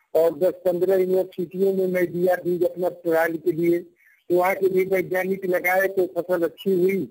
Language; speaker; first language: Hindi; native; Hindi